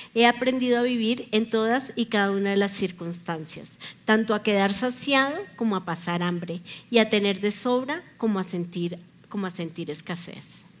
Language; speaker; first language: Spanish; native; Spanish